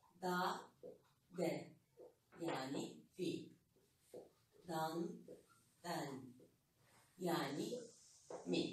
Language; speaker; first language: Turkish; non-native, fluent; Arabic